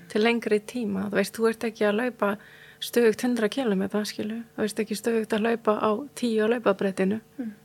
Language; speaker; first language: Icelandic; non-native, fluent; German